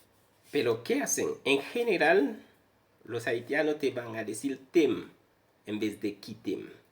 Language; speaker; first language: Spanish; non-native, fluent; Haitian Creole